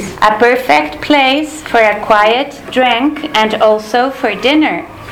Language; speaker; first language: English; non-native, fluent; Spanish